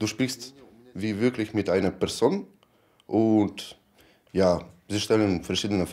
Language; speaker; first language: German; non-native, learner; Ukrainian